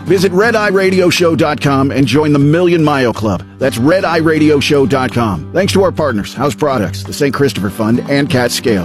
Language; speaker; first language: English; native; English